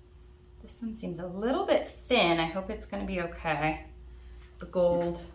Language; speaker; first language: English; native; English